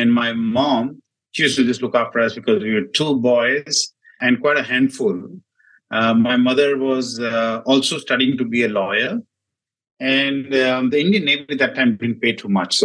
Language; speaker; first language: English; non-native, local second language; Hindi